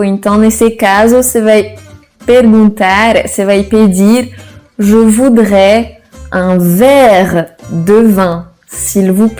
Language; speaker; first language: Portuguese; non-native, fluent; French